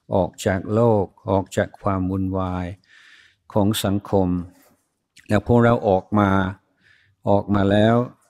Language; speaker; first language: Thai; non-native, fluent; English